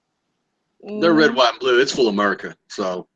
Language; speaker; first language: English; native; English